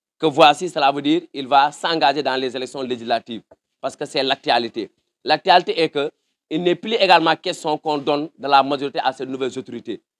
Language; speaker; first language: French; non-native, local second language; Wolof